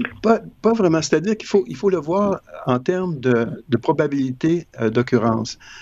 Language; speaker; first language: French; native; French